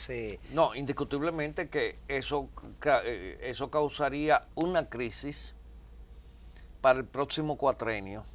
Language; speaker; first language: Spanish; native; Spanish